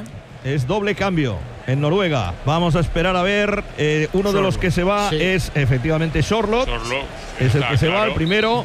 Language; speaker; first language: Spanish; native; Spanish